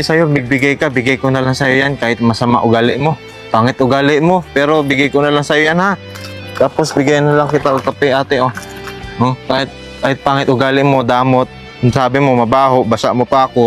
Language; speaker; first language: Filipino; non-native, learner; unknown